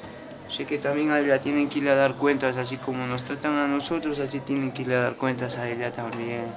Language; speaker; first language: Spanish; native; Spanish